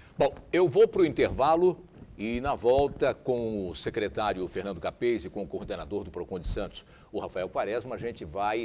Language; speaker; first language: Portuguese; native; Portuguese